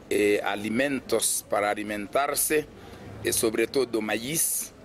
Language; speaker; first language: Spanish; non-native, fluent; Haitian Creole